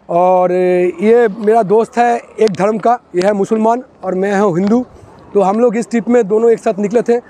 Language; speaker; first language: Hindi; non-native, local second language; Bangla